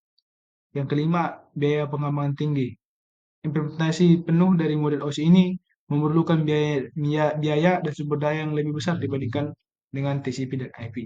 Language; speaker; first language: Indonesian; native; Indonesian